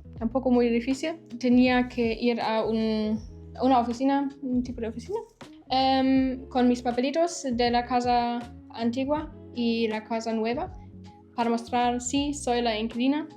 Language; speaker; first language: Spanish; non-native, fluent; German